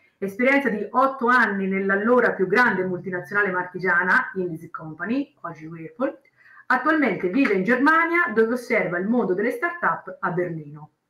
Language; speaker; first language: Italian; native; Italian